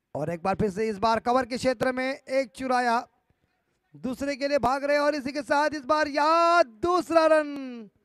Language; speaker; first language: Hindi; non-native, local second language; Marathi